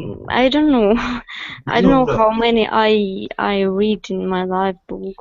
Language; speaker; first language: English; non-native, learner; Russian